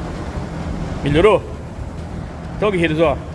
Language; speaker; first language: Portuguese; native; Portuguese